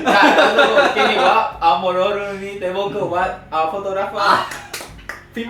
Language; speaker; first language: Japanese; non-native, learner; Vietnamese